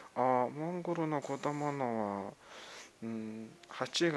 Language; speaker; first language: Japanese; non-native, learner; Mongolian